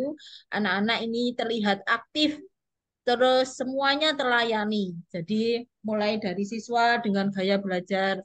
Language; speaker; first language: Indonesian; native; Indonesian